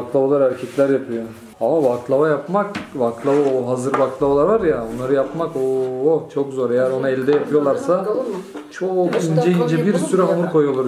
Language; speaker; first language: Turkish; native; Turkish